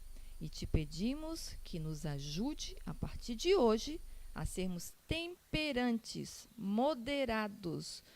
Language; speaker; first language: Portuguese; non-native, learner; Spanish